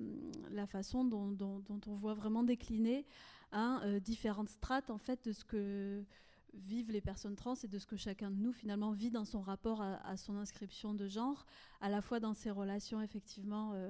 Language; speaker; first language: French; native; French